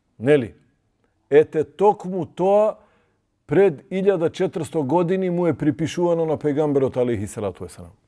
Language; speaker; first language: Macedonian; non-native, local second language; Albanian